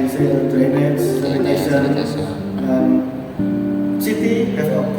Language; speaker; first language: English; non-native, learner; Indonesian